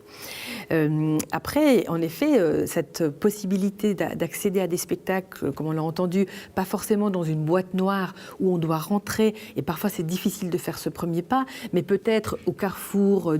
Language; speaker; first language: French; native; French